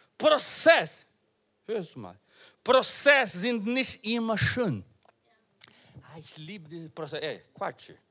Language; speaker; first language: German; non-native, learner; Portuguese